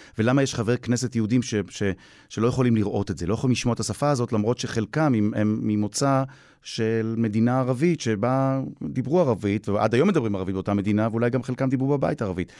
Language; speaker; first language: Hebrew; native; Hebrew